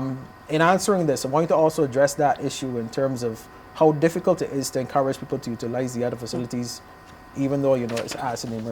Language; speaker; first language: English; native; English